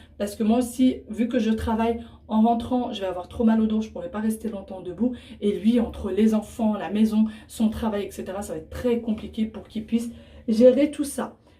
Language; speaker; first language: French; early bilingual, other home language; Arabic